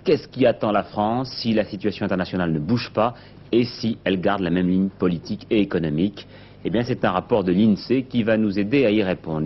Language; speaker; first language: French; native; French